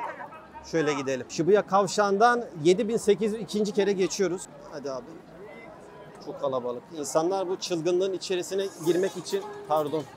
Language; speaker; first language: Turkish; native; Turkish